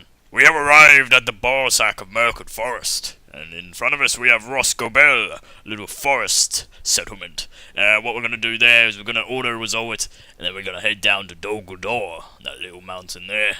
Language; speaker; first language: English; native; English